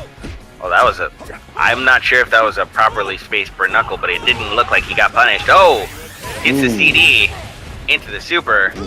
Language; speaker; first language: English; native; English